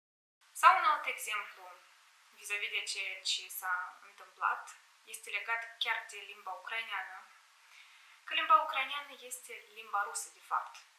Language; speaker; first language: Romanian; non-native, fluent; Ukrainian